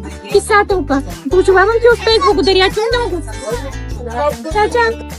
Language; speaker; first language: Bulgarian; native; Bulgarian